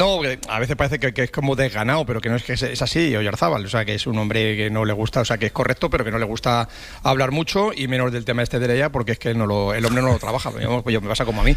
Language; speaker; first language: Spanish; native; Spanish